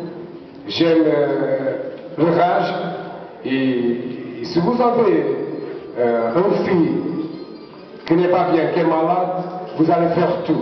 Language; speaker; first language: French; non-native, learner; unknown